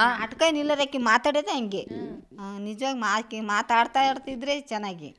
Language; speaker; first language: Kannada; native; Kannada